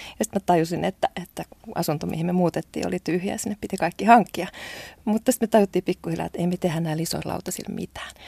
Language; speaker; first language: Finnish; native; Finnish